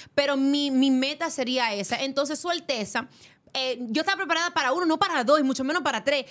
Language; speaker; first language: Spanish; early bilingual, heritage; Spanish